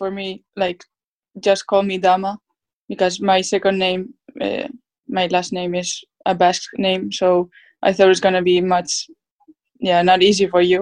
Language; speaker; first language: English; non-native, fluent; Spanish